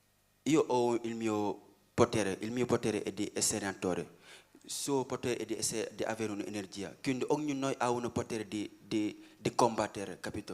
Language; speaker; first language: Italian; non-native, learner; Wolof